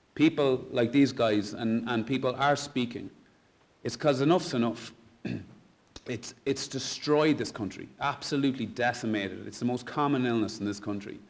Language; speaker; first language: English; native; English